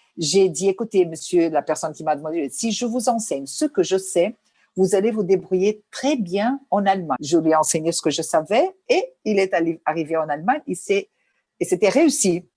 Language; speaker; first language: French; non-native, fluent; Portuguese